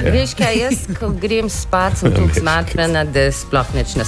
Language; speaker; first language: Slovenian; early bilingual, heritage; Slovenian